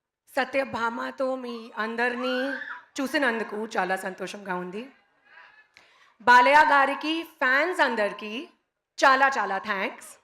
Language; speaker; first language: Telugu; non-native, local second language; Hindi